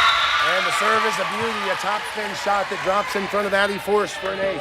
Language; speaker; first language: English; native; English